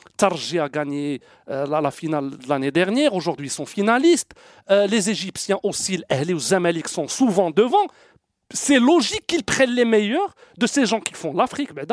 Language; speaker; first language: French; non-native, local second language; Arabic